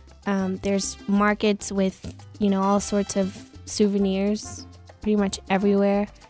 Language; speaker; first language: English; early bilingual, other home language; Spanish